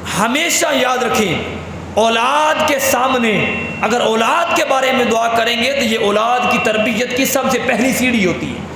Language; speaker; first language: Urdu; non-native, local second language; Punjabi